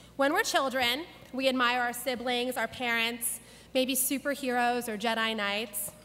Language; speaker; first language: English; native; English